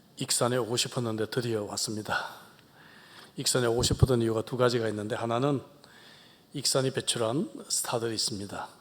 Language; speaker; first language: Korean; native; Korean